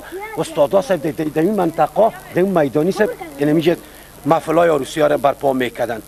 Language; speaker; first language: Persian; native; Persian